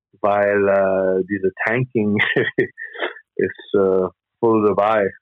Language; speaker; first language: German; non-native, fluent; English